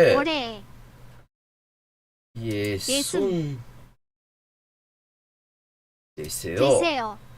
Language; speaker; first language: Korean; non-native, learner; English